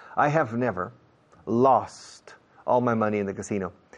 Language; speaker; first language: English; native; English